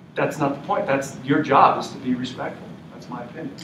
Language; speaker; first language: English; native; English